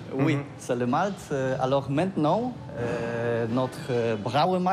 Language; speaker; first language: French; non-native, learner; Polish